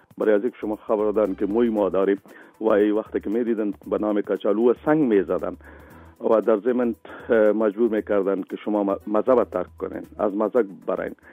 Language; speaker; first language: Persian; non-native, local second language; Punjabi